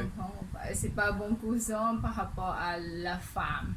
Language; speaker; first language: French; non-native, learner; Thai